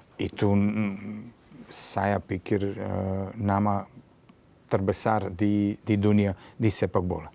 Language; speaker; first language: Indonesian; non-native, fluent; Serbian